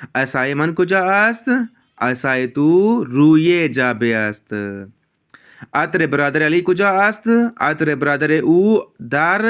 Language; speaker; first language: Persian; non-native, fluent; Urdu